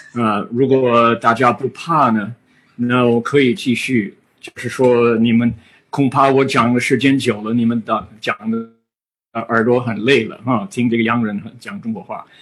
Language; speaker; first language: Chinese; non-native, fluent; English